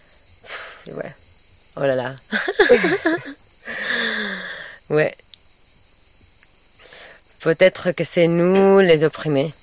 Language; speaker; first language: French; non-native, fluent; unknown